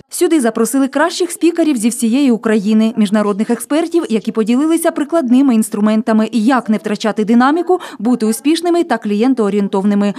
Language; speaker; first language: Ukrainian; native; Ukrainian